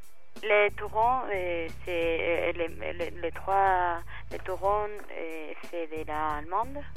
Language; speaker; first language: French; non-native, learner; Spanish